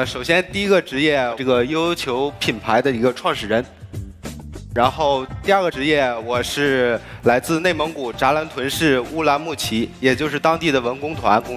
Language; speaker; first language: Chinese; native; Chinese